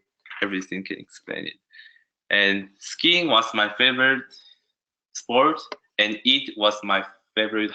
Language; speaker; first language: English; non-native, learner; Chinese